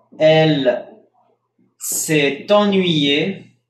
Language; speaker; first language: French; non-native, fluent; Spanish